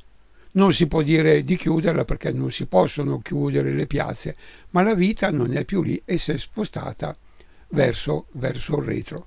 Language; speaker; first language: Italian; native; Italian